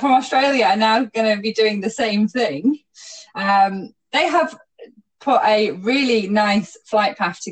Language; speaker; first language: English; native; English